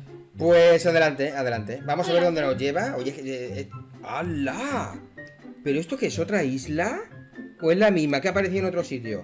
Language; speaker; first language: Spanish; native; Spanish